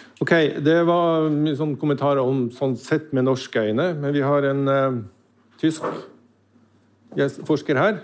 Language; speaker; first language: Norwegian; native; Norwegian